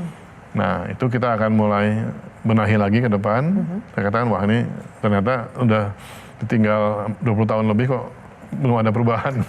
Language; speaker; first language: Indonesian; native; Indonesian